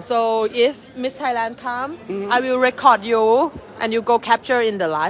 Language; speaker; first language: English; non-native, learner; Thai